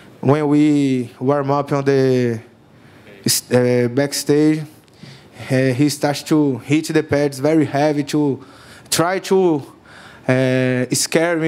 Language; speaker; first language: English; non-native, learner; Portuguese